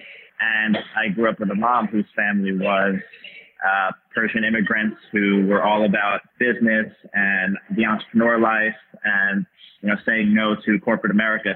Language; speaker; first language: English; native; English